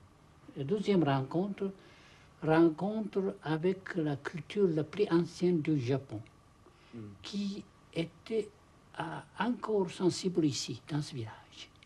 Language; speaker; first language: French; non-native, fluent; Japanese